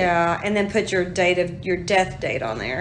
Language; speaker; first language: English; native; English